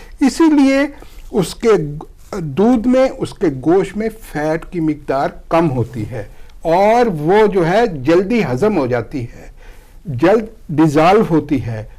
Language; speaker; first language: Urdu; non-native, local second language; Punjabi